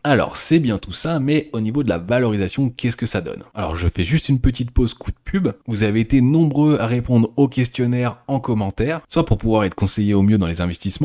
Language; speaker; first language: French; native; French